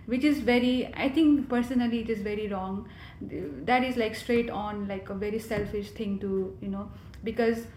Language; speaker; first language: English; non-native, local second language; Nepali